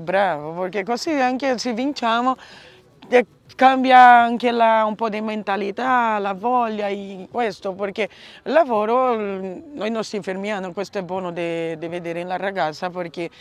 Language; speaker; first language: Italian; non-native, learner; Portuguese